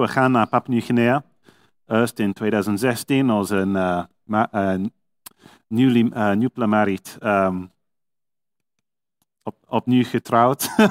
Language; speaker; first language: Dutch; non-native, learner; English